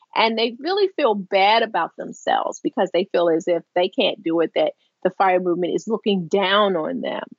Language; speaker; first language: English; native; English